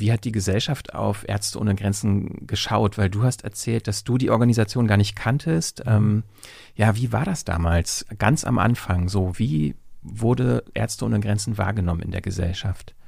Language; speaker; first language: German; native; German